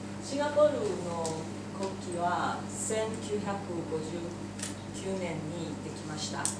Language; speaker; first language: Japanese; non-native, learner; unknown